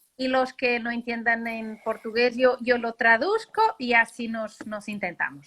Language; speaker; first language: Spanish; non-native, fluent; Portuguese